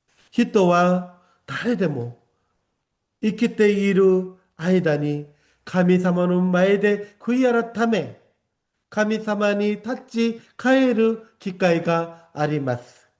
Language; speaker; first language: Japanese; non-native, fluent; Korean